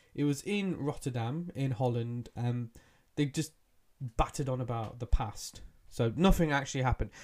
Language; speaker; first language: English; early bilingual, other home language; Hindi